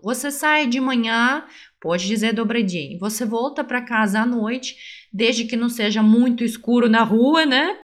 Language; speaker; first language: Portuguese; non-native, fluent; Russian